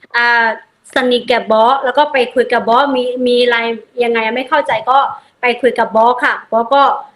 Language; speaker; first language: Thai; non-native, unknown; Burmese